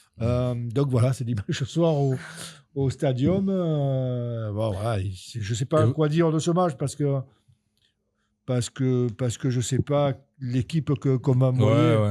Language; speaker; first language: French; native; French